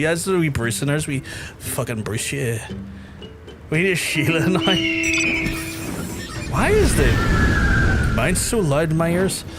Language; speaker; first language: English; native; English